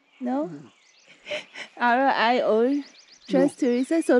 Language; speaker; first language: Spanish; non-native, learner; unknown